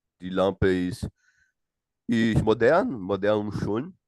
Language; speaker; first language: German; non-native, learner; Portuguese